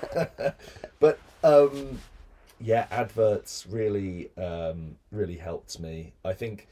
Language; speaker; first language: English; native; English